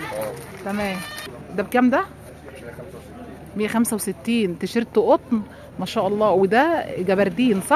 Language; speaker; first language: Arabic; native; Arabic